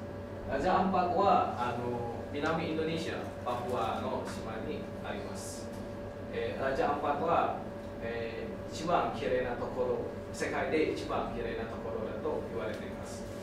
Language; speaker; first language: Japanese; non-native, learner; Indonesian